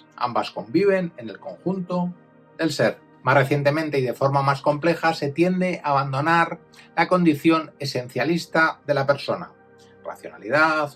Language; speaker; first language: Spanish; native; Spanish